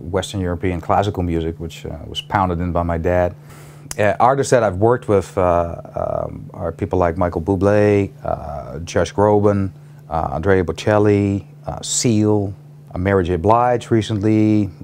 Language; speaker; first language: English; non-native, fluent; Dutch